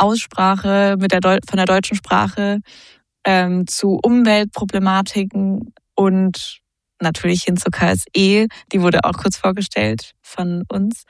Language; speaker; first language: German; native; German